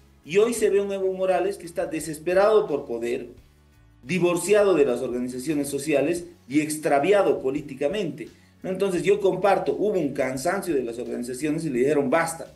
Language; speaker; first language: Spanish; native; Spanish